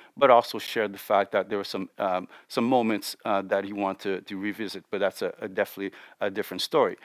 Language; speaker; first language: English; native; English